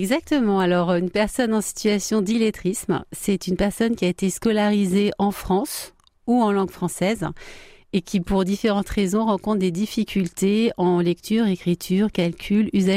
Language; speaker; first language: French; native; French